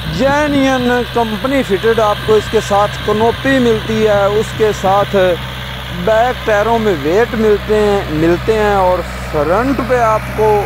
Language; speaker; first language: Urdu; non-native, local second language; Punjabi